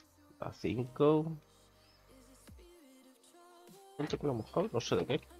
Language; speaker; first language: Spanish; native; Spanish